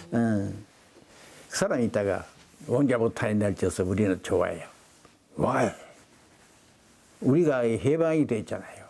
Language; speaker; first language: Korean; early bilingual, heritage; Korean